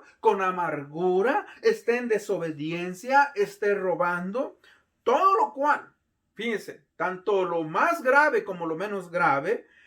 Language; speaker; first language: Spanish; native; Spanish